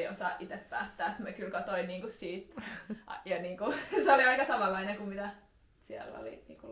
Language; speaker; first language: Finnish; native; Finnish